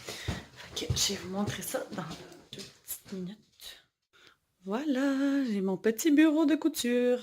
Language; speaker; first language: French; native; French